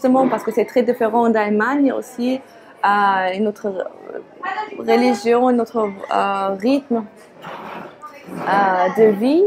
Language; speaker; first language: French; non-native, fluent; German